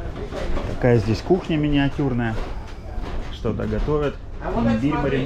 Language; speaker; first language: Russian; native; Russian